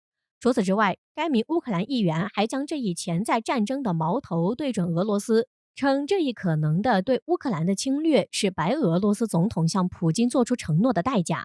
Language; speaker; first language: Chinese; native; Chinese